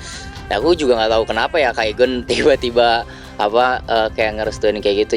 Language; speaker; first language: Indonesian; native; Indonesian